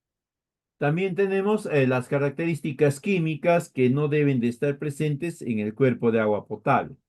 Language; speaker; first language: Spanish; native; Spanish